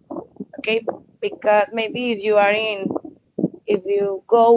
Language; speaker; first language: English; non-native, learner; Spanish